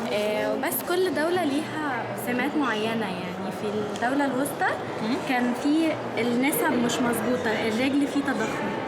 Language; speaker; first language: Arabic; native; Arabic